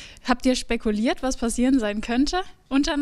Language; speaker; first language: German; native; German